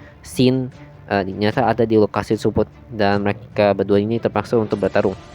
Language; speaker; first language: Indonesian; native; Indonesian